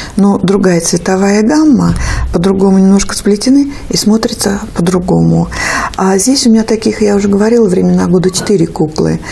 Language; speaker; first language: Russian; native; Russian